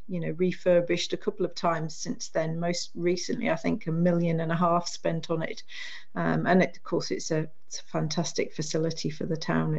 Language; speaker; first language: English; native; English